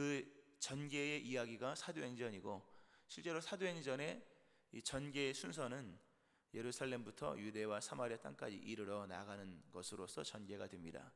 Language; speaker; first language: Korean; native; Korean